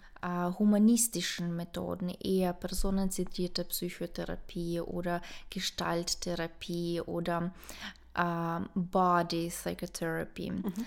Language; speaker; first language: German; non-native, fluent; Ukrainian